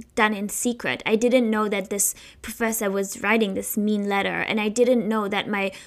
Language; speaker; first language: English; non-native, fluent; German